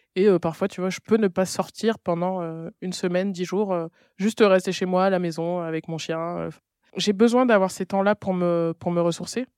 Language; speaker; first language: French; native; French